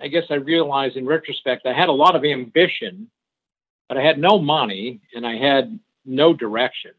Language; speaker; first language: English; early bilingual, other home language; French